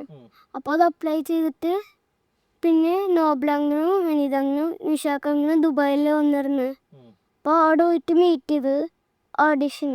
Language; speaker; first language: Malayalam; early bilingual, heritage; Malayalam